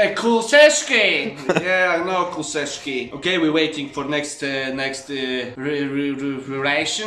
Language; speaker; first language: English; non-native, learner; Polish